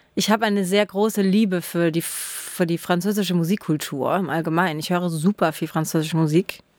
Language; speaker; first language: German; native; German